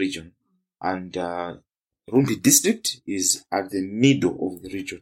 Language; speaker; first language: English; non-native, local second language; Tumbuka